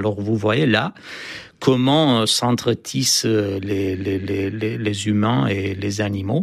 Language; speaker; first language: French; non-native, fluent; Romanian